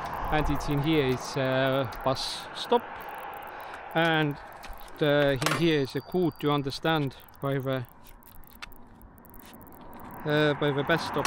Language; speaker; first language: English; non-native, learner; Estonian